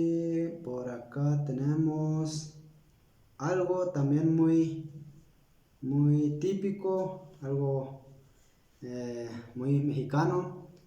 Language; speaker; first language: Spanish; non-native, local second language; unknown